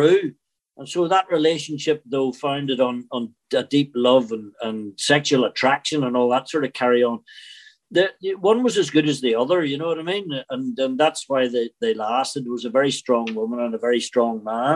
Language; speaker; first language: English; native; English